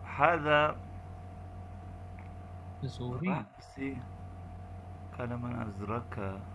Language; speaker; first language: Arabic; non-native, learner; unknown